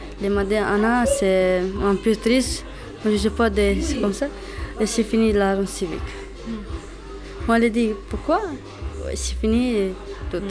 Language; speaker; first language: French; non-native, learner; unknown